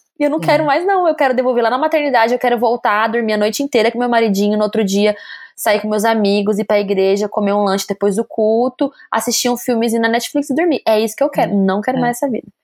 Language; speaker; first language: Portuguese; native; Portuguese